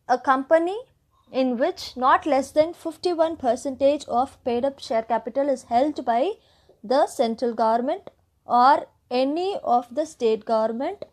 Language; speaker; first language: English; non-native, local second language; Tamil